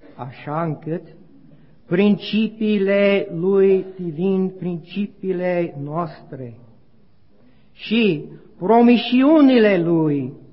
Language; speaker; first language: Romanian; non-native, learner; English